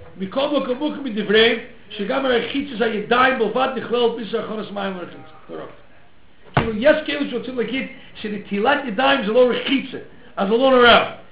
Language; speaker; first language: Hebrew; non-native, fluent; English